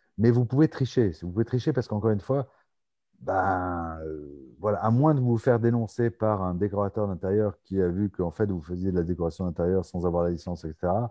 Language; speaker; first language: French; native; French